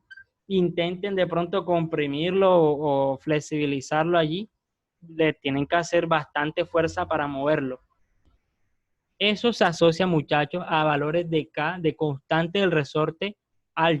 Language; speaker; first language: Spanish; native; Spanish